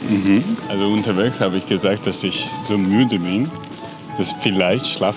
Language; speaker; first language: German; non-native, learner; Georgian